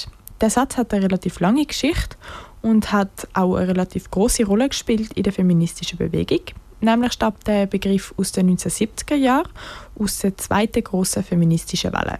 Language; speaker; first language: German; native; German